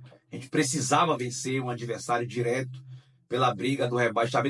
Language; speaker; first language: Portuguese; native; Portuguese